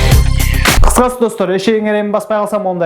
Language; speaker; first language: Kyrgyz; native; Kyrgyz